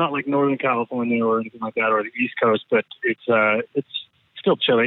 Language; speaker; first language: English; native; English